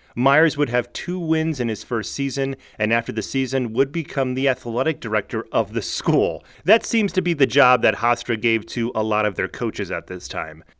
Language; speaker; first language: English; native; English